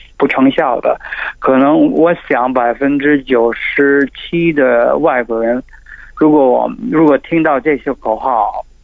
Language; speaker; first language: Chinese; non-native, fluent; Filipino